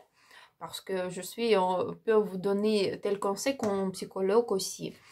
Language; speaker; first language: French; non-native, learner; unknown